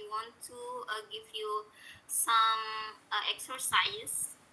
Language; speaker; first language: English; non-native, learner; Indonesian